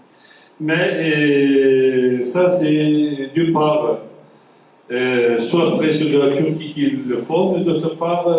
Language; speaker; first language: French; non-native, fluent; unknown